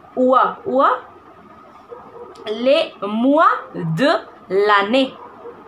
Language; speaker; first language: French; non-native, fluent; Hindi